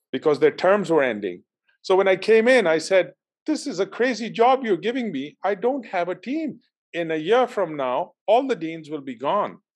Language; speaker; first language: English; non-native, local second language; Urdu